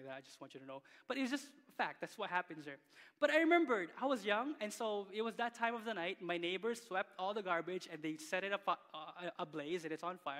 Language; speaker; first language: English; non-native, local second language; Filipino